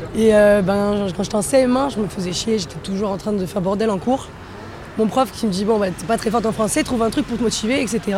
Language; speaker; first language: French; native; French